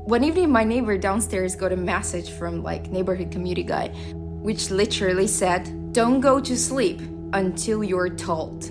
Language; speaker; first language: English; non-native, fluent; Russian